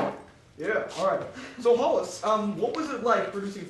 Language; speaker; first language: English; native; English